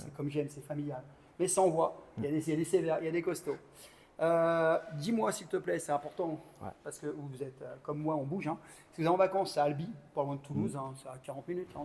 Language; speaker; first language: French; native; French